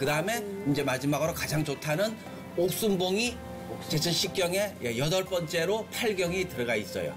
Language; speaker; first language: Korean; native; Korean